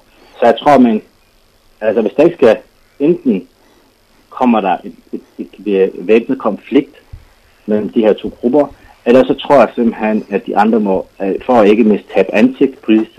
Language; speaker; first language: Danish; non-native, fluent; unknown